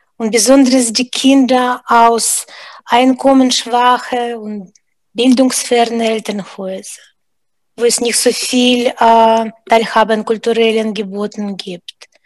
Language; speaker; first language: German; non-native, fluent; Russian